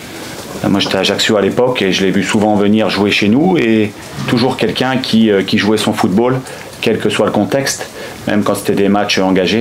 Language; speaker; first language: French; native; French